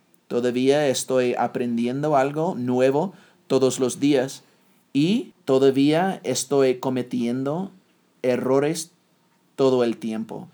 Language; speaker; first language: Spanish; non-native, fluent; English